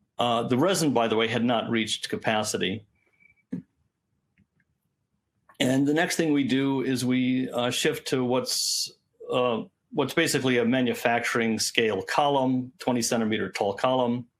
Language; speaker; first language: English; native; English